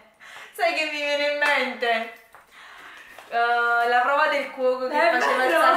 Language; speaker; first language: Italian; native; Italian